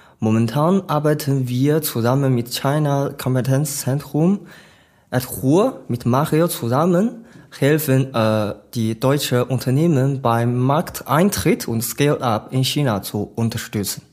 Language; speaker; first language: German; non-native, learner; Chinese